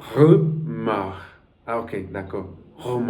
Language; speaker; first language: French; non-native, learner; Spanish